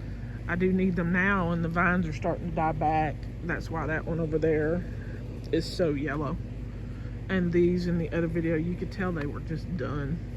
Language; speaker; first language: English; native; English